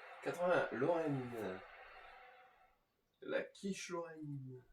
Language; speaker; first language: French; native; French